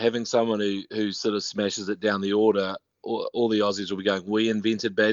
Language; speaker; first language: English; native; English